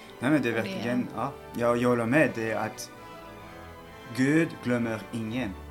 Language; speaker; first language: Swedish; non-native, fluent; French